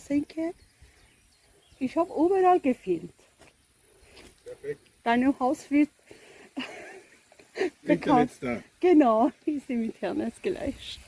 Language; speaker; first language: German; non-native, learner; Persian